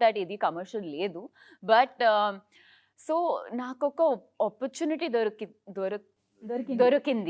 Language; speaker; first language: Telugu; non-native, local second language; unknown